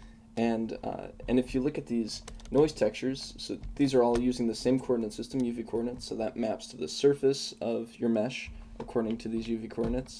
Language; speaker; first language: English; native; English